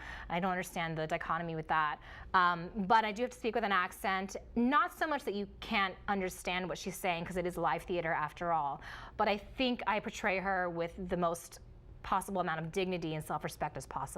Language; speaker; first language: English; early bilingual, other home language; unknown